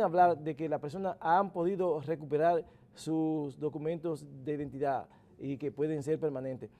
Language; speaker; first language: Spanish; native; Spanish